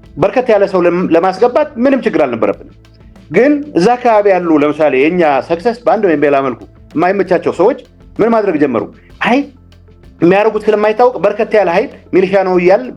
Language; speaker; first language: Amharic; non-native, local second language; Tigrinya